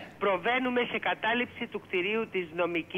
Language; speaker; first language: Greek; native; Greek